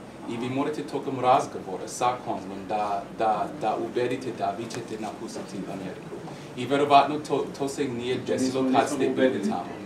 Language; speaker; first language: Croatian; non-native, learner; English